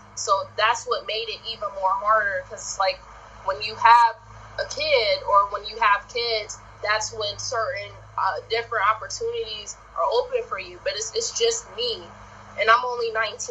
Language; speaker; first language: English; native; English